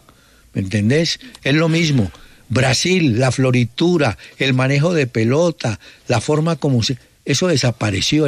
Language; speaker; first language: Spanish; native; Spanish